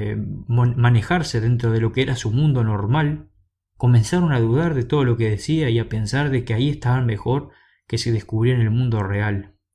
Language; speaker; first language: Spanish; native; Spanish